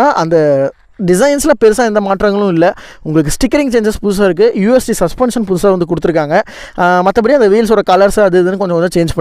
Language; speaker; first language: Tamil; native; Tamil